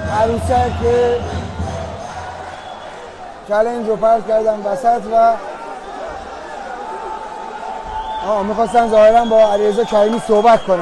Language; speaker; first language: Persian; native; Persian